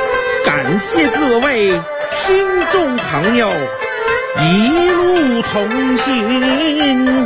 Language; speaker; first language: Chinese; native; Chinese